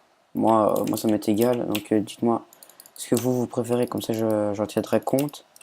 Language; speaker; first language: French; native; French